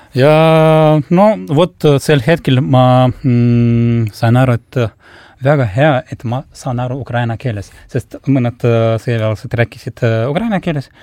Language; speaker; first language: Estonian; non-native, local second language; Russian